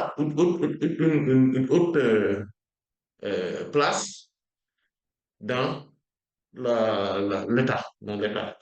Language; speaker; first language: French; non-native, local second language; Wolof